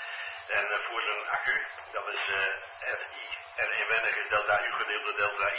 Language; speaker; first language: Dutch; native; Dutch